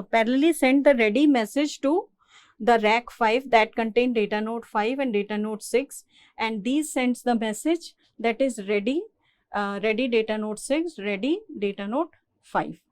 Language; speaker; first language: English; non-native, local second language; Hindi